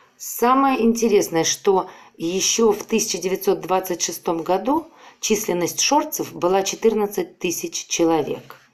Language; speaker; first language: Russian; native; Russian